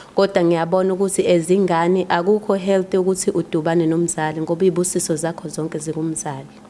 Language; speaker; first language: Zulu; native; Zulu